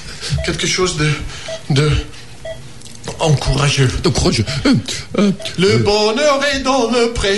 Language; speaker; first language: French; non-native, fluent; English